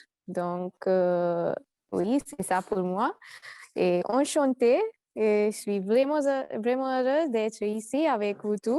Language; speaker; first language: French; non-native, fluent; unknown